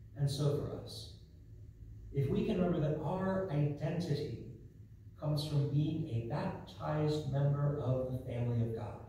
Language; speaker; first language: English; native; English